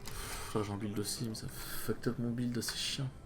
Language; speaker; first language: French; native; French